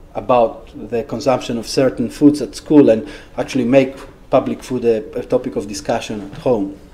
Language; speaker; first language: English; non-native, fluent; Greek